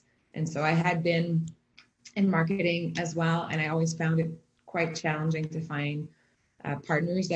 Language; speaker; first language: English; native; English